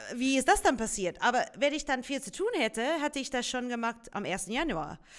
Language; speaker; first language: German; non-native, fluent; English